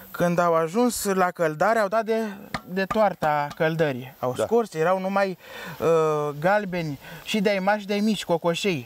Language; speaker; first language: Romanian; native; Romanian